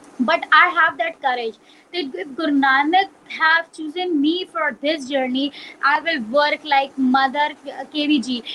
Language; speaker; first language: English; non-native, local second language; Punjabi